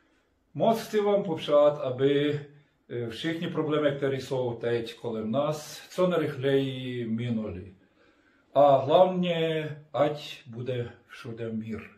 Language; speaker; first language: Czech; non-native, fluent; Ukrainian